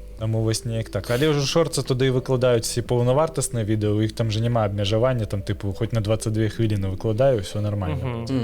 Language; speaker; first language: Belarusian; non-native, local second language; Russian